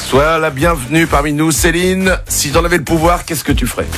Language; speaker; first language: French; native; French